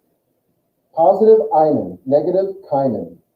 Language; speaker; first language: German; non-native, fluent; English